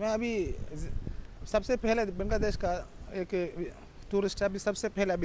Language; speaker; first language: Hindi; non-native, local second language; Malayalam